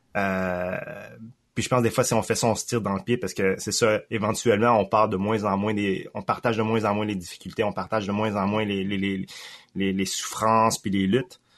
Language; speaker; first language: French; early bilingual, other home language; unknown